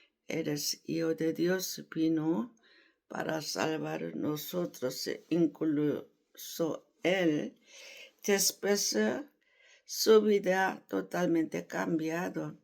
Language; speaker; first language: Spanish; non-native, learner; Korean